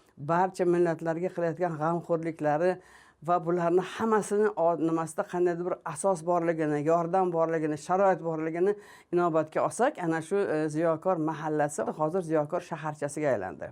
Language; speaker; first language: Uzbek; non-native, local second language; Tajik